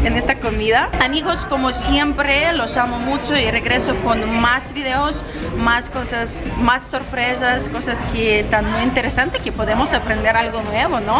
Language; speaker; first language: Spanish; non-native, learner; Russian